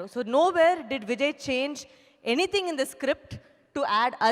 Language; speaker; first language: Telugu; non-native, local second language; Tamil